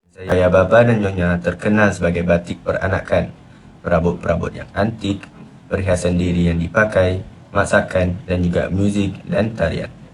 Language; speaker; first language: Malay; native; Malay